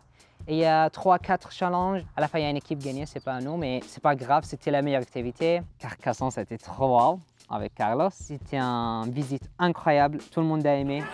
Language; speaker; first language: French; non-native, learner; Arabic